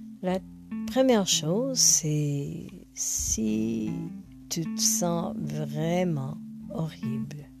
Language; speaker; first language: French; non-native, fluent; English